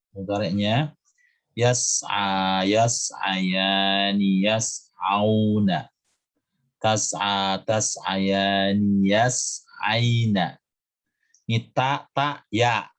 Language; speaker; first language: Arabic; non-native, fluent; Indonesian